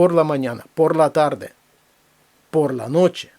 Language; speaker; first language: Spanish; non-native, fluent; Ukrainian